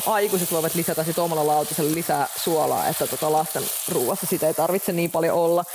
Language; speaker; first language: Finnish; non-native, fluent; Russian